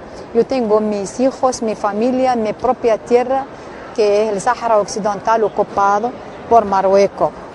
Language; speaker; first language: Spanish; non-native, fluent; Arabic